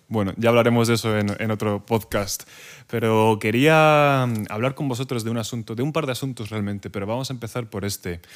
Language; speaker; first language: Spanish; native; Spanish